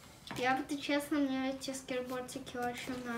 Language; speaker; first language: Russian; early bilingual, heritage; Russian